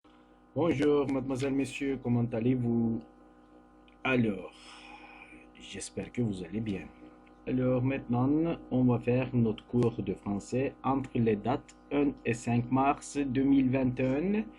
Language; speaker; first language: French; non-native, fluent; Turkish